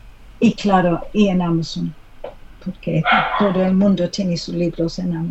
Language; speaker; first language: Spanish; non-native, learner; English